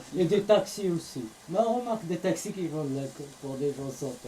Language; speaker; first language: French; native; French